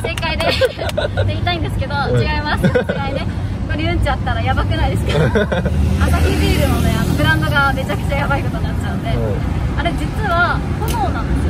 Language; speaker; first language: Japanese; native; Japanese